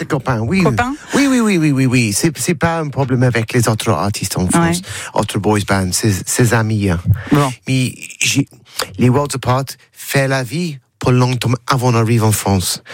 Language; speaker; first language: French; non-native, learner; English